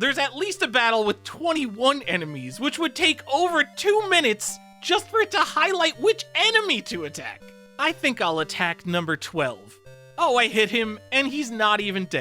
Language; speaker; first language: English; native; English